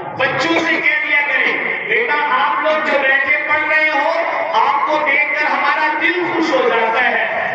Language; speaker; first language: Urdu; non-native, local second language; Punjabi